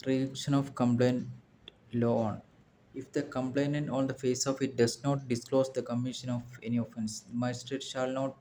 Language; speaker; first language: English; non-native, local second language; Malayalam